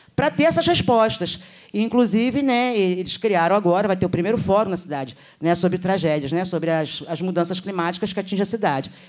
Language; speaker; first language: Portuguese; native; Portuguese